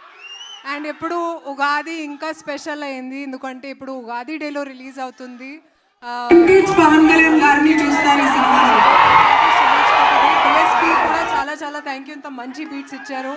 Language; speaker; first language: Telugu; non-native, local second language; Hindi